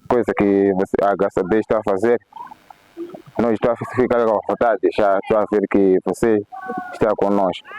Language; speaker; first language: Portuguese; non-native, local second language; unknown